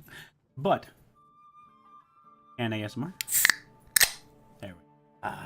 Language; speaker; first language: English; native; English